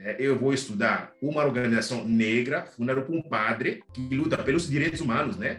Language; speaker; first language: Portuguese; non-native, fluent; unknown